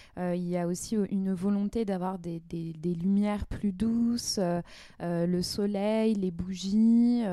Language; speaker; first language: French; native; French